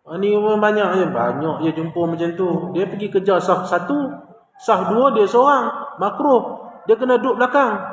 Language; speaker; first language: Malay; native; Malay